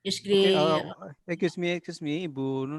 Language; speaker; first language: English; non-native, learner; Indonesian